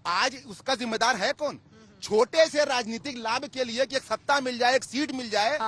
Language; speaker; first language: Hindi; native; Hindi